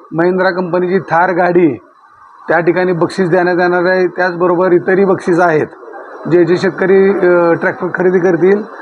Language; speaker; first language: Marathi; native; Marathi